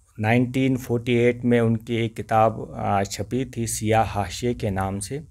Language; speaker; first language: Urdu; non-native, local second language; Kashmiri